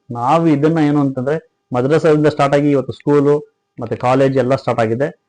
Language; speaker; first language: Kannada; non-native, local second language; Urdu